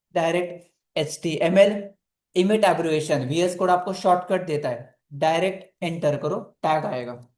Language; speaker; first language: Hindi; non-native, local second language; Marathi